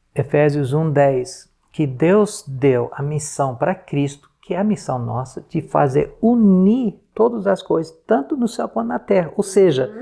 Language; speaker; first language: Portuguese; non-native, fluent; English